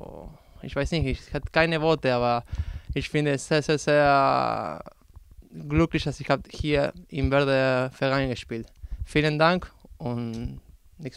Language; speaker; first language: German; non-native, learner; Spanish